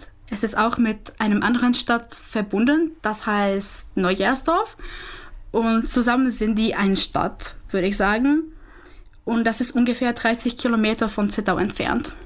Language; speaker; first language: German; non-native, fluent; Czech